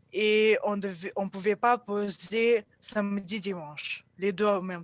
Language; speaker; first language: French; non-native, fluent; Russian